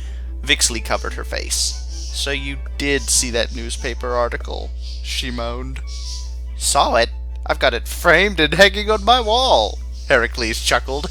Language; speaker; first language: English; native; English